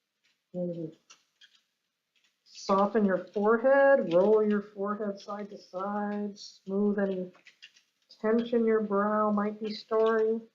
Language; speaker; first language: English; native; English